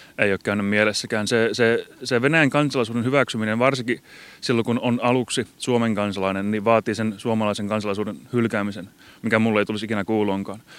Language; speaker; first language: Finnish; native; Finnish